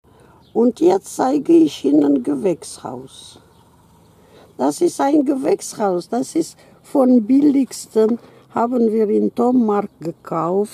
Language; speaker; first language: German; non-native, fluent; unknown